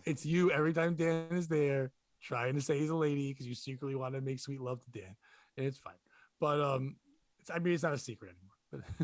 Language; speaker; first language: English; native; English